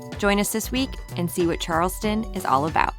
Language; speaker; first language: English; native; English